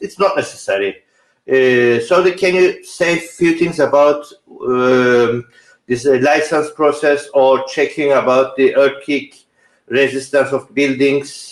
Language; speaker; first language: English; non-native, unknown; Turkish